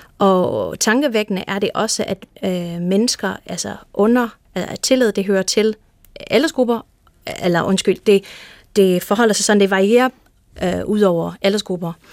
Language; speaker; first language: Danish; non-native, fluent; English